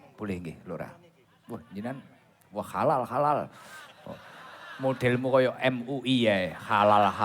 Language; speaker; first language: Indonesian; non-native, local second language; Javanese